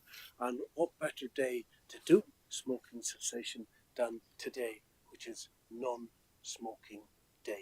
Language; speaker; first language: English; native; English